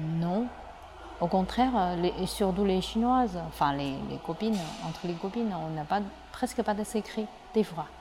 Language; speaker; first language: French; non-native, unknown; Chinese